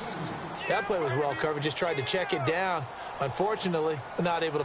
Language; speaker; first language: English; native; English